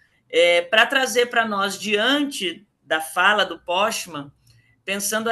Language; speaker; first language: Portuguese; native; Portuguese